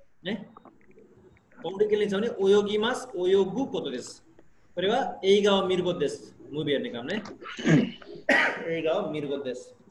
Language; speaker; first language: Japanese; non-native, fluent; Nepali